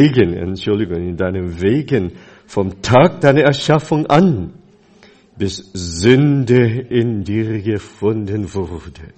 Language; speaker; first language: German; non-native, fluent; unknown